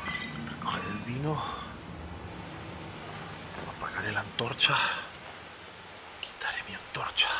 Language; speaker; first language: Spanish; native; Spanish